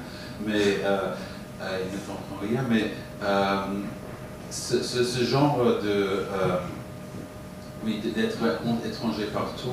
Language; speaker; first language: French; non-native, fluent; English